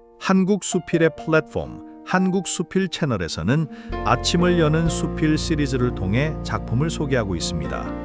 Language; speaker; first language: Korean; native; Korean